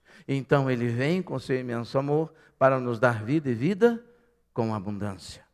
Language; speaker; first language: Portuguese; native; Portuguese